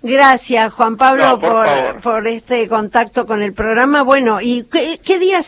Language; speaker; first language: Spanish; native; Spanish